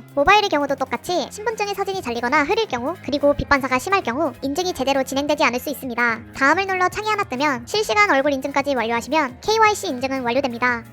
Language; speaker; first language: Korean; native; Korean